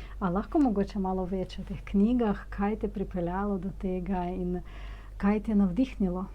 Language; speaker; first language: Slovenian; non-native, fluent; Ukrainian